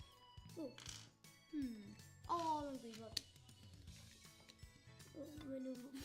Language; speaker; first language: Welsh; non-native, local second language; English